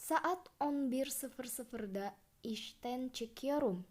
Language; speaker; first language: Turkish; non-native, fluent; Indonesian